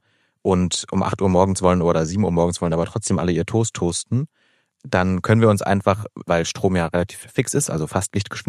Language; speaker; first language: German; native; German